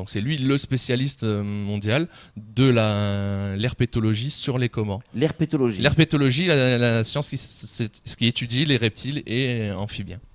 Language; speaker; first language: French; native; French